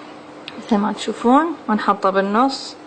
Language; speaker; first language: Arabic; native; Arabic